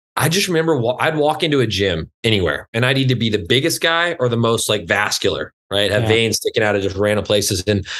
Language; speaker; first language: English; native; English